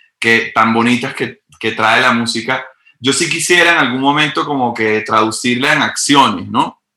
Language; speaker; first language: Spanish; native; Spanish